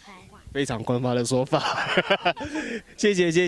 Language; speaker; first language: Chinese; native; Chinese